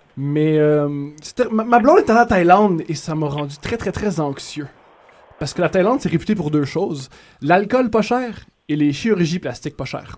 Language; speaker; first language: French; native; French